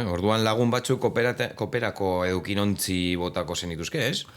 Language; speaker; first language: Basque; native; Basque